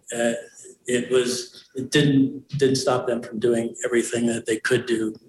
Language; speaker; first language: English; native; English